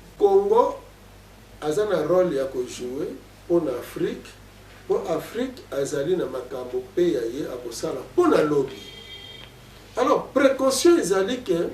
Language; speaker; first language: Lingala; non-native, local second language; Kongo